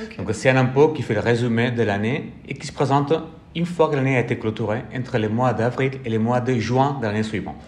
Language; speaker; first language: French; non-native, fluent; Spanish